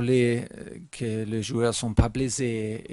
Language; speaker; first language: French; non-native, learner; German